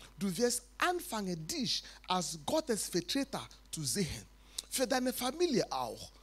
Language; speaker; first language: German; non-native, fluent; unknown